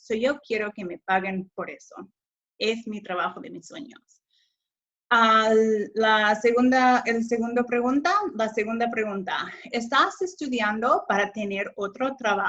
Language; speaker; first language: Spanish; non-native, fluent; English